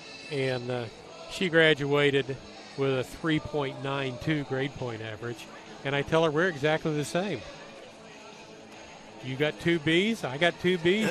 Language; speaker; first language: English; native; English